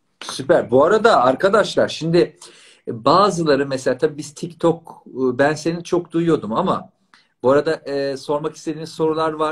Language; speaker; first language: Turkish; native; Turkish